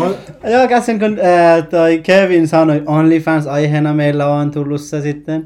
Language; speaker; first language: Finnish; non-native, learner; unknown